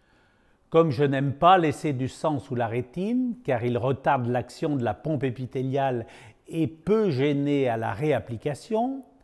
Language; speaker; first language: French; native; French